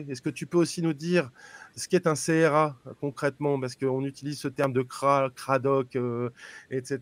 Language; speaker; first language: French; native; French